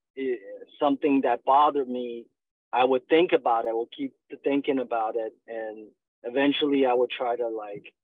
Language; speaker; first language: English; non-native, fluent; Chinese